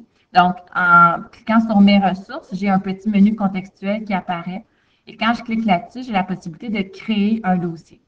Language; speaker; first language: French; native; French